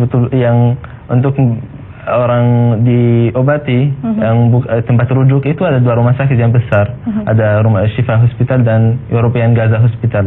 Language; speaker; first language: Indonesian; non-native, fluent; Arabic